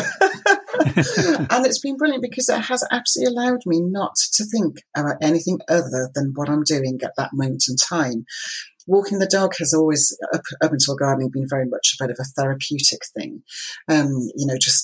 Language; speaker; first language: English; native; English